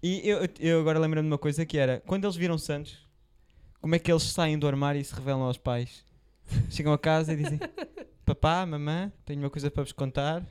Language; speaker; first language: Portuguese; native; Portuguese